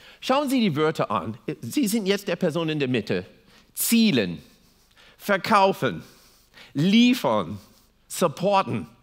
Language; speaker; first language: German; non-native, fluent; English